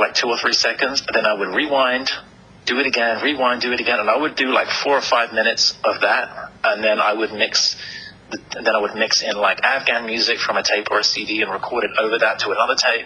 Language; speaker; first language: English; native; English